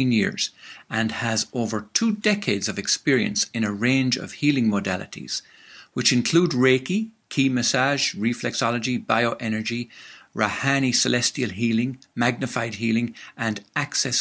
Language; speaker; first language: English; native; English